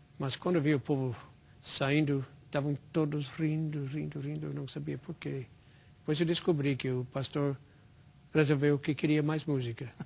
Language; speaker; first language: Portuguese; non-native, fluent; English